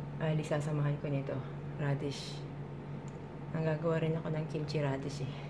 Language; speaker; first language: Filipino; native; Filipino